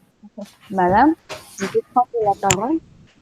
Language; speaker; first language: French; non-native, fluent; Spanish